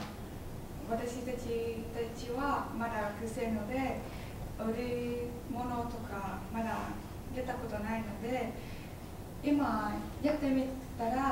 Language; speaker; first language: Japanese; non-native, learner; Vietnamese